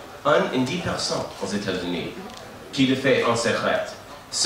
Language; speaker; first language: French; non-native, learner; English